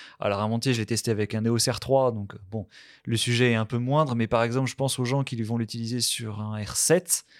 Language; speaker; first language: French; native; French